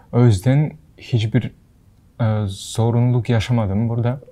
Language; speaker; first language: Turkish; non-native, learner; Kazakh